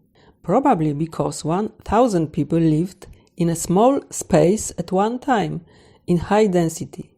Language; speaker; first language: English; non-native, fluent; Polish